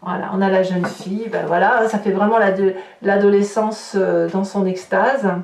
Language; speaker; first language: French; native; French